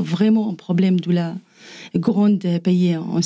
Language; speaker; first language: French; non-native, learner; Arabic